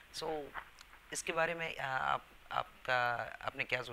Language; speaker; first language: Hindi; non-native, local second language; Telugu